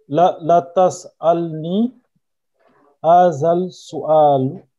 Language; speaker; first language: Arabic; non-native, learner; French